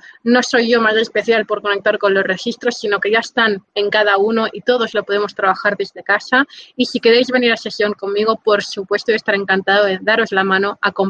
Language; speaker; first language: Spanish; native; Spanish